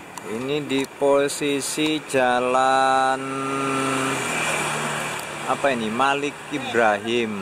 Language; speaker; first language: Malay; non-native, local second language; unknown